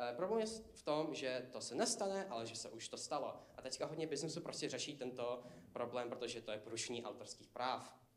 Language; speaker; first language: Czech; non-native, fluent; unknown